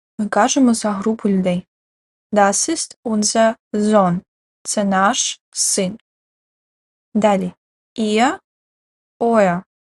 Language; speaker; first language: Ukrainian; native; Ukrainian